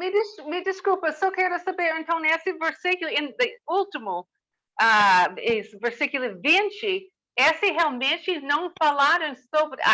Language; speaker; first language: Portuguese; non-native, learner; English